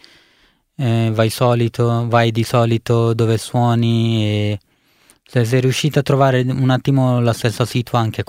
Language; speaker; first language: Italian; early bilingual, other home language; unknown